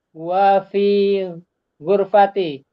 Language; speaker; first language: Arabic; non-native, learner; Indonesian